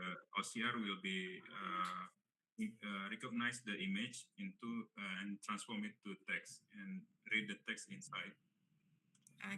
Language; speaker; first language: English; non-native, learner; Indonesian